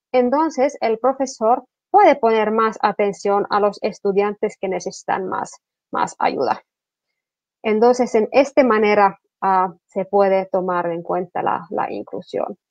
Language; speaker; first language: Spanish; non-native, fluent; Finnish